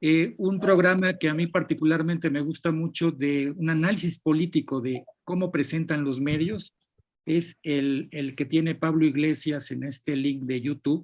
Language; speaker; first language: Spanish; native; Spanish